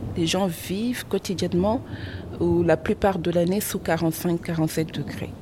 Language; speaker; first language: French; non-native, local second language; Wolof